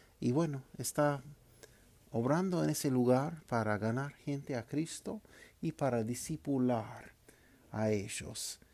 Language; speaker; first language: Spanish; non-native, fluent; English